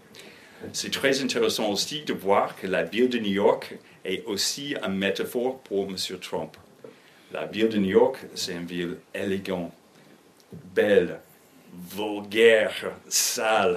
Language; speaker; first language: French; non-native, fluent; English